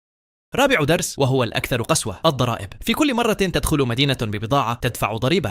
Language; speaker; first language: Arabic; native; Arabic